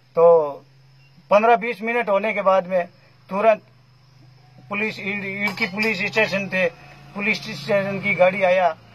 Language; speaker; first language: Hindi; native; Hindi